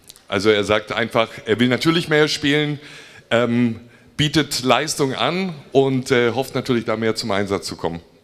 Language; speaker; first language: German; native; German